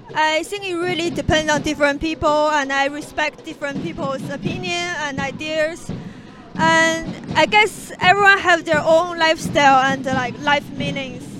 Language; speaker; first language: English; non-native, fluent; Chinese